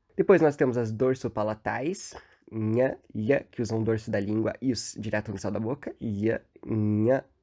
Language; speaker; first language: Portuguese; native; Portuguese